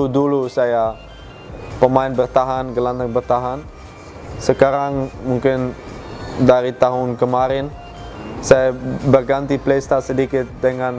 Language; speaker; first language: Indonesian; non-native, fluent; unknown